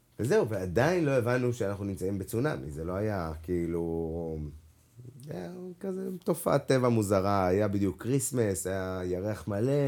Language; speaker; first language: Hebrew; native; Hebrew